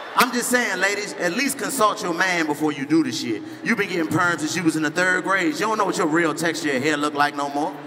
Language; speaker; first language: English; native; English